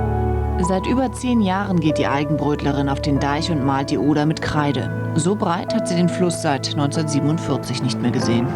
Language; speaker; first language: German; native; German